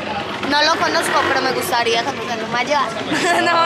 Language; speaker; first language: Spanish; native; Spanish